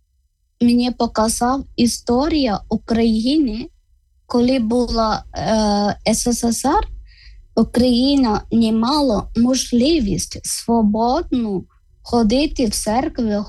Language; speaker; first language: Ukrainian; non-native, learner; Malayalam